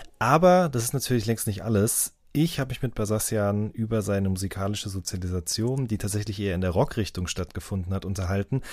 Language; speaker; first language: German; native; German